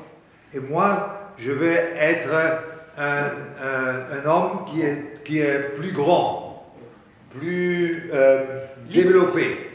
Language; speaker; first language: French; non-native, learner; Hebrew